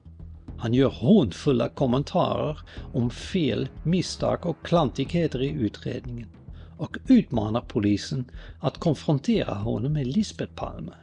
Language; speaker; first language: Swedish; native; Swedish